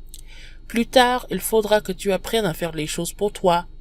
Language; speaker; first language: French; non-native, fluent; English